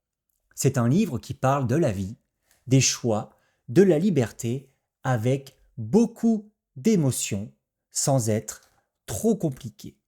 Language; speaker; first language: French; native; French